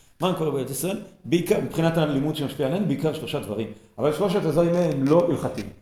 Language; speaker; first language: Hebrew; native; Hebrew